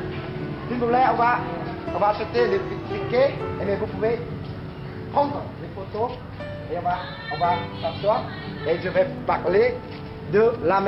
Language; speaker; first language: French; non-native, learner; Vietnamese